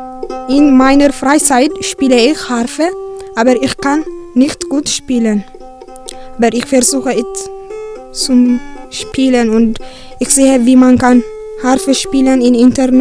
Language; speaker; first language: German; non-native, learner; Tigrinya